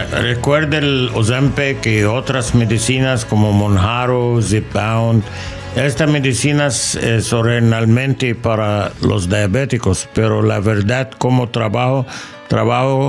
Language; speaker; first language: Spanish; non-native, learner; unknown